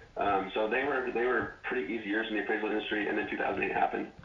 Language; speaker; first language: English; native; English